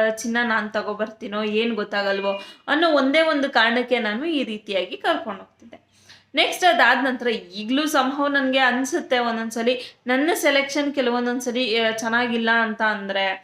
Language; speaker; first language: Kannada; native; Kannada